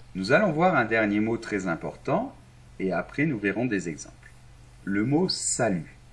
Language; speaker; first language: French; non-native, fluent; Arabic